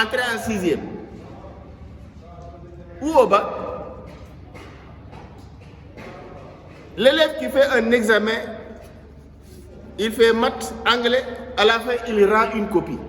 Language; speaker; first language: French; non-native, local second language; Wolof